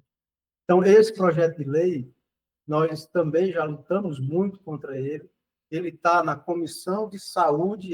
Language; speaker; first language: Portuguese; native; Portuguese